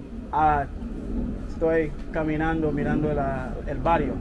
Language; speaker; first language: Spanish; non-native, learner; English